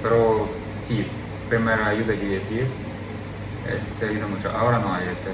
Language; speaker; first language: Spanish; non-native, learner; Ukrainian